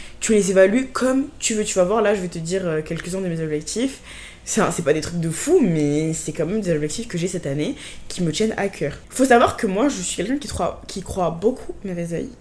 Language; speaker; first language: French; native; French